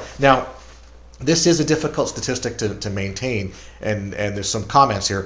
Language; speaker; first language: English; native; English